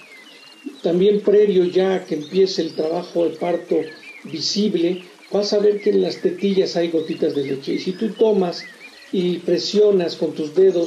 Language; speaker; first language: Spanish; native; Spanish